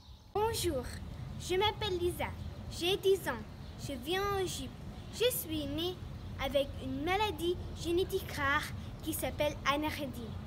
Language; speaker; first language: French; non-native, learner; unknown